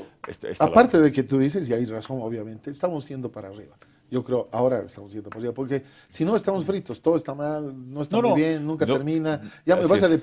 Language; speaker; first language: Spanish; native; Spanish